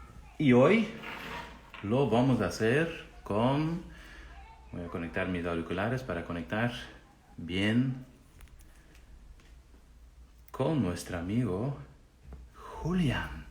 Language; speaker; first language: Spanish; non-native, fluent; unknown